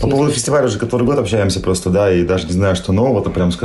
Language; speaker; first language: Russian; native; Russian